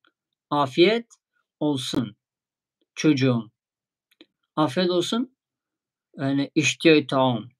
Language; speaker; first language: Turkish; non-native, fluent; Tajik